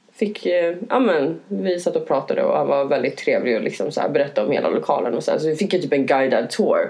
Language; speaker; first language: Swedish; native; Swedish